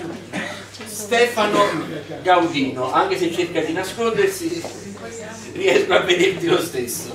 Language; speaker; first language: Italian; native; Italian